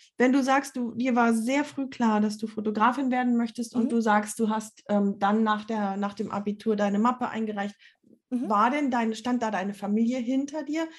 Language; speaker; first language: German; native; German